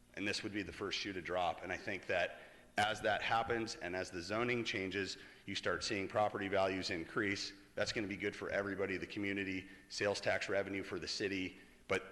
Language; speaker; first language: English; native; English